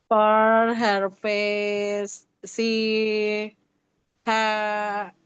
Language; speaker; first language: English; non-native, learner; Indonesian